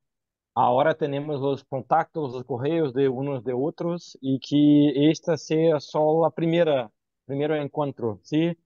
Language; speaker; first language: Spanish; non-native, learner; Portuguese